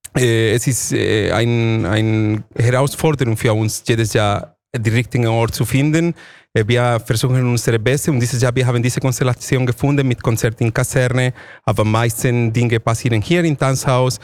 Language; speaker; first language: German; non-native, fluent; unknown